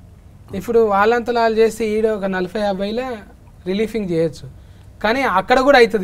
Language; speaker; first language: Telugu; native; Telugu